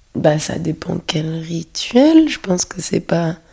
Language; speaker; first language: French; native; French